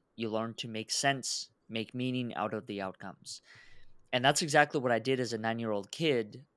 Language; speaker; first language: English; early bilingual, other home language; Russian